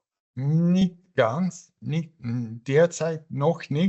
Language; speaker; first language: German; non-native, fluent; English